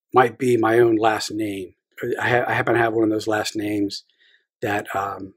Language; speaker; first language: English; native; English